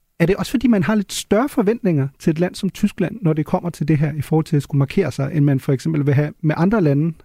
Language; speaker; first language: Danish; non-native, local second language; German